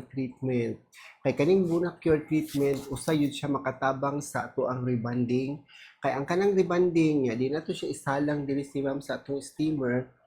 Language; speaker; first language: Cebuano; native; Cebuano